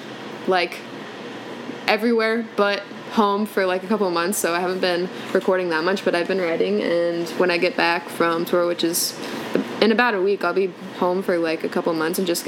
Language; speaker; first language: English; native; English